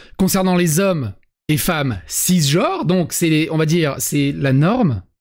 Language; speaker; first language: French; native; French